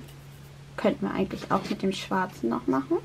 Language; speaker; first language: German; native; German